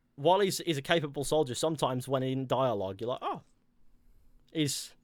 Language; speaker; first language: English; native; English